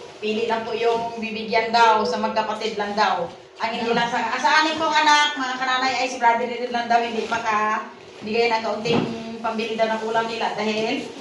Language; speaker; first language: Filipino; native; Filipino